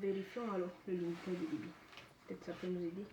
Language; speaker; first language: French; native; French